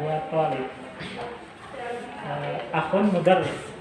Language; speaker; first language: Arabic; non-native, fluent; Indonesian